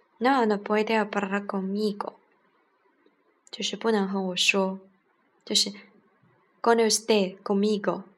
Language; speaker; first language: Spanish; non-native, learner; Chinese